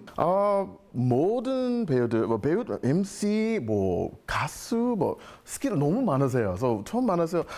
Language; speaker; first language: Korean; non-native, learner; English